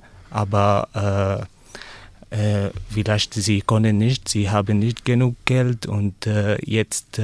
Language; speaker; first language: German; non-native, learner; Arabic